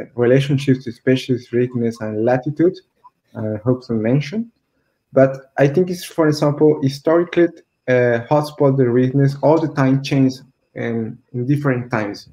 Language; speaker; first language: English; non-native, learner; Portuguese